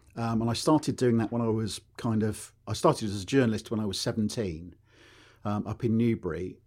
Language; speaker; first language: English; native; English